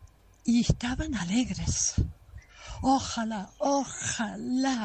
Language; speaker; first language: Spanish; non-native, fluent; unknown